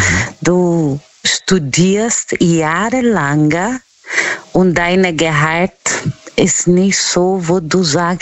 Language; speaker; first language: German; non-native, fluent; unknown